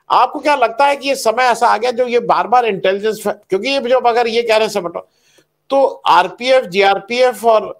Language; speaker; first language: Hindi; native; Hindi